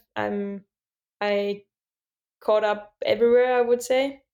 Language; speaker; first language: English; non-native, fluent; German